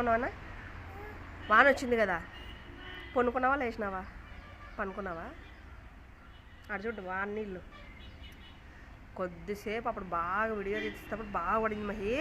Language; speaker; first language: Telugu; native; Telugu